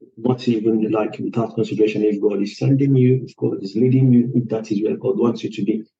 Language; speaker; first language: English; non-native, local second language; Igbo